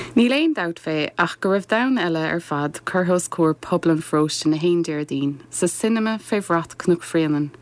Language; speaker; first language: Irish; native; Irish